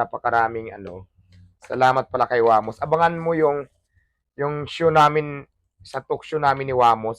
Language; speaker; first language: Filipino; non-native, local second language; Hiligaynon